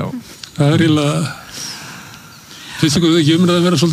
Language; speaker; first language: Icelandic; native; Icelandic